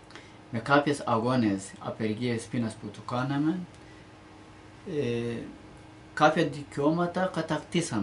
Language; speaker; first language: Greek; non-native, learner; Turkish